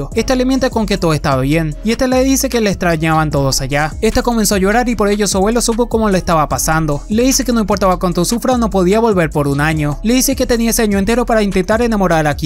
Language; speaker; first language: Spanish; native; Spanish